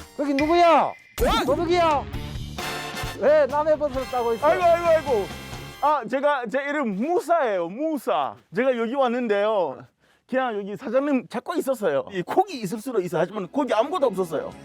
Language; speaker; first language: Korean; non-native, learner; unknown